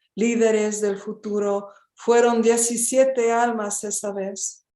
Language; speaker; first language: Spanish; early bilingual, heritage; Spanish